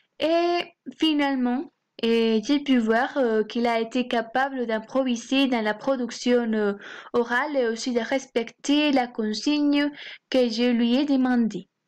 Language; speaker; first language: French; non-native, fluent; Spanish